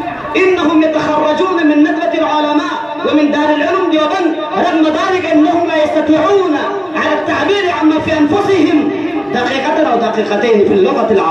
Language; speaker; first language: Arabic; non-native, fluent; Urdu